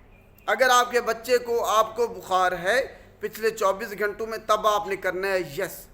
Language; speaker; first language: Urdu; non-native, local second language; Punjabi